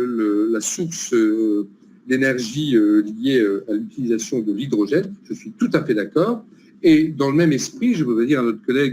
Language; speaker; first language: French; native; French